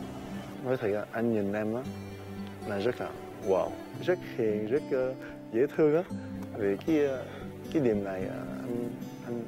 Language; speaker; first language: Vietnamese; early bilingual, heritage; Vietnamese